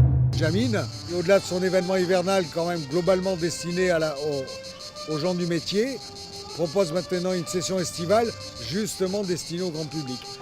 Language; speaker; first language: French; native; French